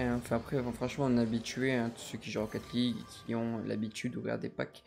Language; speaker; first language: French; native; French